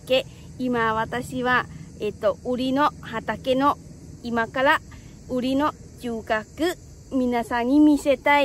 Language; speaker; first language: Japanese; non-native, learner; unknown